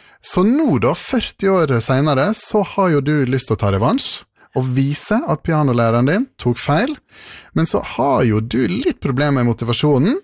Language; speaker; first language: Norwegian; native; Norwegian